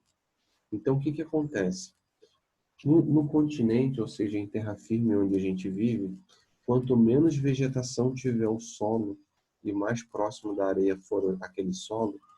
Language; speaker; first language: Portuguese; native; Portuguese